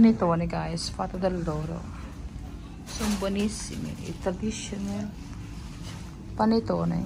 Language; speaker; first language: Italian; non-native, learner; Filipino